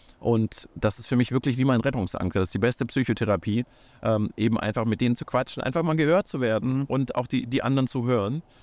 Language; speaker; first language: German; early bilingual, other home language; Russian